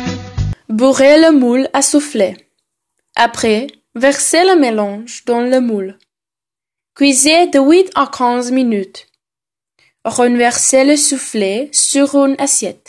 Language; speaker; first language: French; non-native, learner; Slovenian